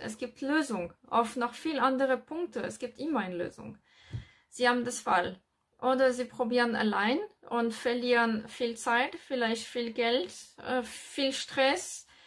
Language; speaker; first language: German; non-native, learner; French